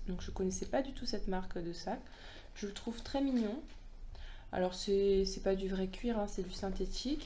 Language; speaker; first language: French; native; French